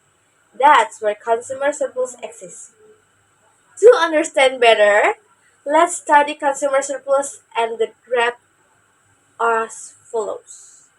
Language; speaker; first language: English; non-native, learner; Indonesian